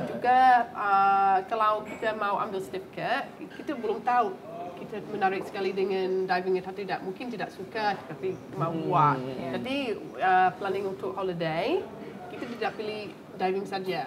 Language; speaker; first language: Indonesian; non-native, fluent; English